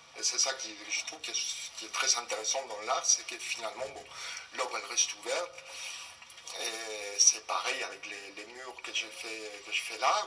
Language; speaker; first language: French; non-native, fluent; Spanish